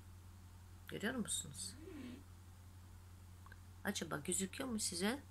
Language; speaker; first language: Turkish; non-native, fluent; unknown